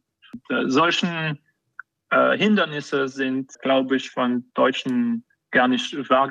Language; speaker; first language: German; non-native, fluent; French